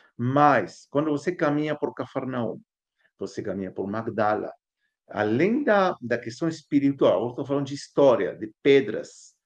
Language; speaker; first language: Portuguese; non-native, fluent; Spanish